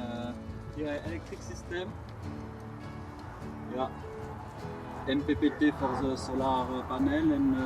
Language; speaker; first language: English; non-native, learner; French